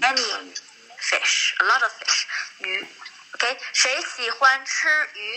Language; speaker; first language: English; non-native, fluent; Chinese